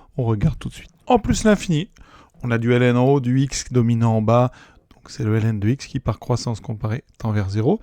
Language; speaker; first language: French; native; French